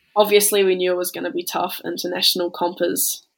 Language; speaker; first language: English; native; English